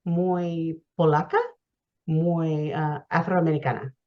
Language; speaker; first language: Spanish; early bilingual, heritage; Spanish